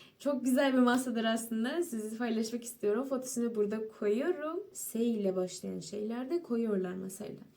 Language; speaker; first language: Turkish; non-native, fluent; Persian